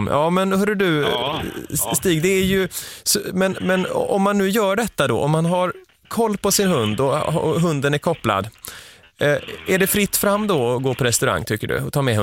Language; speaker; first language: Swedish; native; Swedish